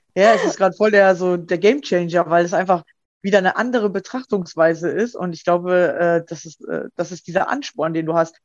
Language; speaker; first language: German; native; German